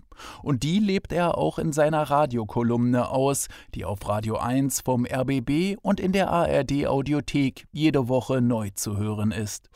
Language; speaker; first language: German; native; German